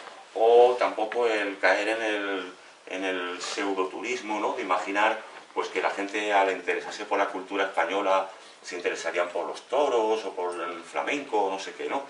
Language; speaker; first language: Spanish; native; Spanish